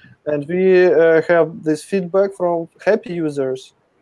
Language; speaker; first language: English; non-native, fluent; Russian